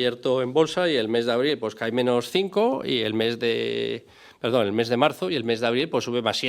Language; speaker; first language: Spanish; native; Spanish